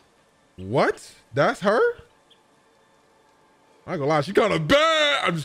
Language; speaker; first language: English; native; English